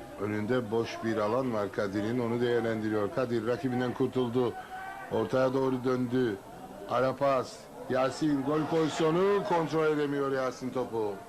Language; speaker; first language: Turkish; native; Turkish